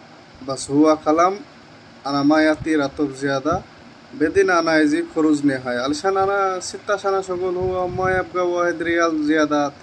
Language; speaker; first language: Arabic; non-native, learner; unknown